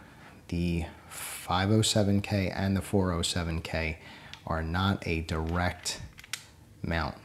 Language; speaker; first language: English; native; English